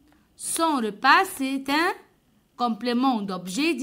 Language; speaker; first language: French; non-native, fluent; Arabic